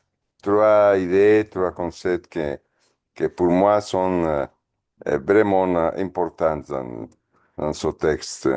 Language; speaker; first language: French; non-native, fluent; Spanish